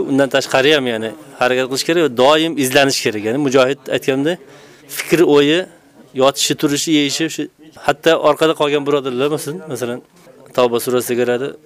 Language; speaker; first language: Uzbek; native; Uzbek